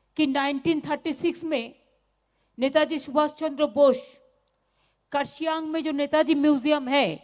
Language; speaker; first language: Hindi; non-native, local second language; Bangla